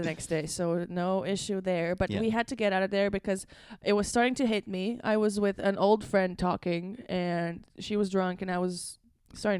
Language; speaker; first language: English; non-native, fluent; Latvian